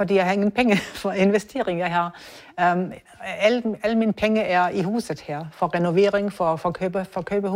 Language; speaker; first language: Danish; non-native, learner; German